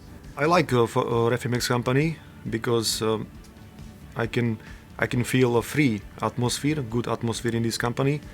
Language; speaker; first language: English; non-native, learner; Slovak